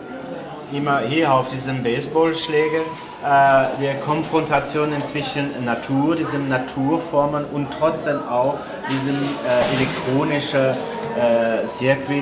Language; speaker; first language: German; non-native, fluent; French